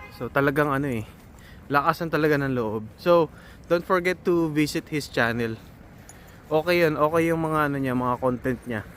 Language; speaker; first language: Filipino; native; Filipino